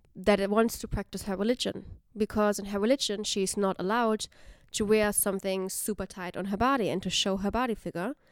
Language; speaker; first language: English; non-native, fluent; German